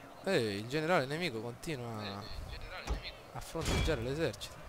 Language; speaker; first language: Italian; native; Italian